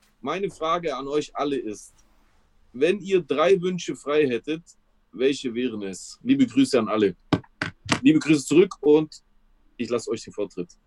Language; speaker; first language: German; early bilingual, other home language; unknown